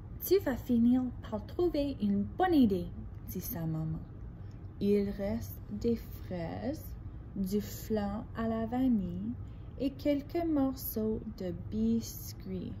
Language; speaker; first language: French; non-native, fluent; English